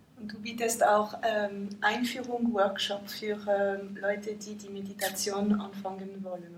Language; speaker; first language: German; non-native, fluent; French